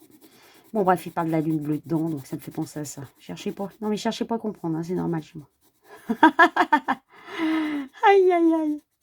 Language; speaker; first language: French; native; French